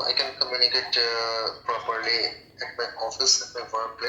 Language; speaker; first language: English; non-native, local second language; Bangla